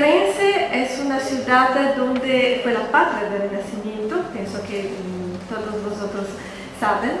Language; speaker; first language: Spanish; non-native, fluent; Italian